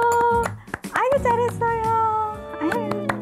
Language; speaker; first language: Korean; non-native, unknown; Filipino